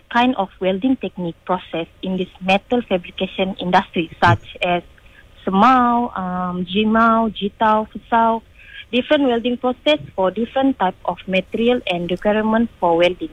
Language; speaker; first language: English; non-native, local second language; Malay